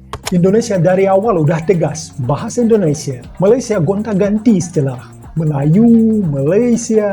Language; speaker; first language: Indonesian; non-native, fluent; Russian